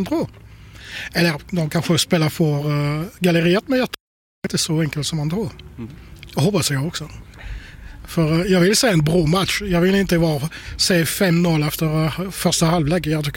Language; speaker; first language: Swedish; non-native, fluent; French